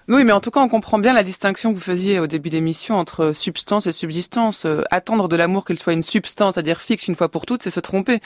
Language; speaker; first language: French; native; French